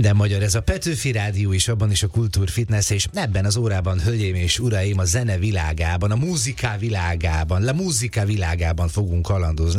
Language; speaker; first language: Hungarian; native; Hungarian